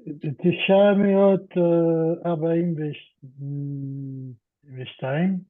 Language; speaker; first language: Hebrew; non-native, learner; French